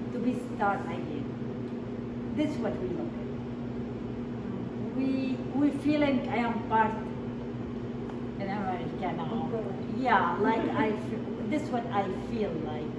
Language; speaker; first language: English; non-native, learner; Arabic